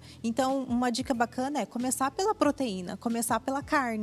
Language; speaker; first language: Portuguese; native; Portuguese